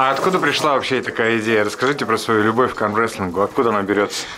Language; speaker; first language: Russian; native; Russian